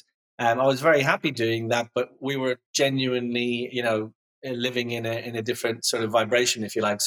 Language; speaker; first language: English; native; English